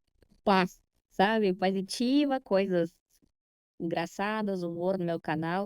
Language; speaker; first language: Portuguese; non-native, fluent; Russian